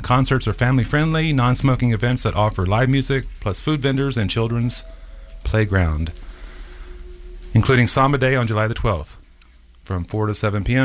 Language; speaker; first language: English; native; English